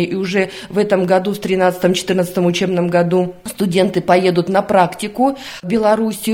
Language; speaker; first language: Russian; native; Russian